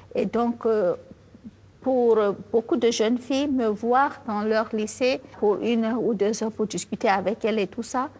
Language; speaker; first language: French; non-native, local second language; Fula